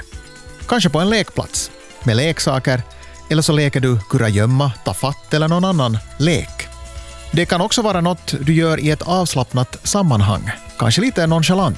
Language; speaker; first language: Swedish; native; Swedish